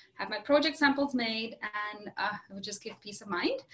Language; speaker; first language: English; non-native, fluent; Latvian